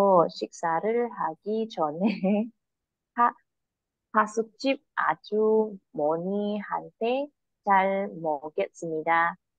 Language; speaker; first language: Korean; non-native, learner; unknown